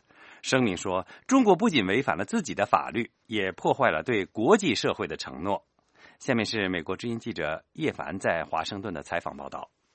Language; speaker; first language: Chinese; native; Chinese